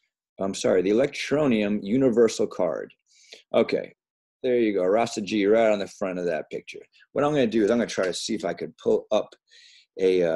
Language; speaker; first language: English; native; English